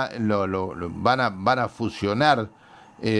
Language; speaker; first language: Spanish; native; Spanish